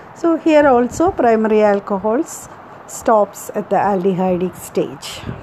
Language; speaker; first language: English; non-native, local second language; Malayalam